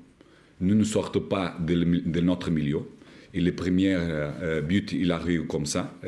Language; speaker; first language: French; non-native, learner; Portuguese